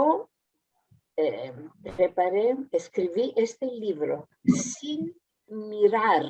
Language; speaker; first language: Spanish; early bilingual, heritage; Ladino